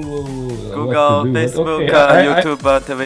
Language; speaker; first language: English; non-native, learner; Chinese